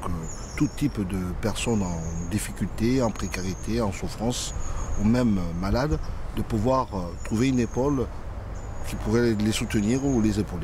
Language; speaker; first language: French; native; French